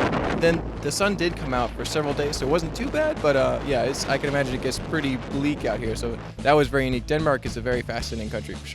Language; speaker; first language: English; native; English